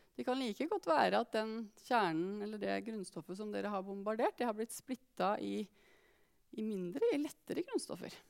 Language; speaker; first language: Norwegian; native; Norwegian